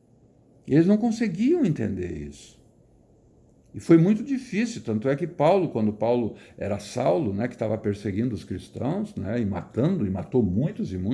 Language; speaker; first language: Portuguese; native; Portuguese